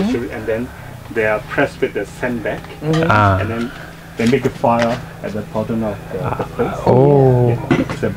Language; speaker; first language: English; non-native, fluent; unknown